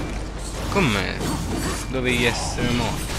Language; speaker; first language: Italian; native; Italian